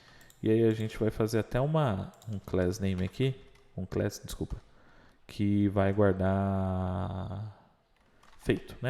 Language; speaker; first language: Portuguese; native; Portuguese